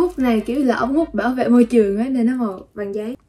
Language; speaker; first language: Vietnamese; early bilingual, heritage; Vietnamese